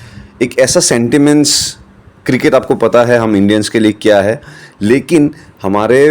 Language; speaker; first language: Hindi; non-native, local second language; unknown